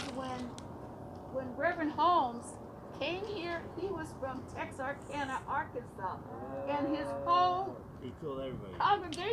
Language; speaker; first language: English; native; English